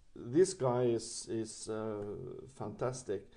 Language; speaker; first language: English; non-native, fluent; Norwegian